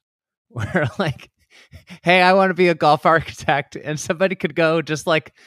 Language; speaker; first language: English; native; English